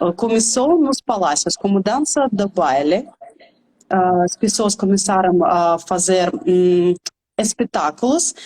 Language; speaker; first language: Portuguese; non-native, fluent; Russian